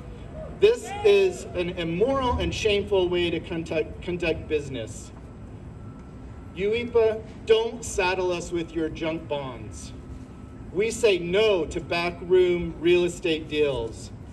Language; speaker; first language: English; native; English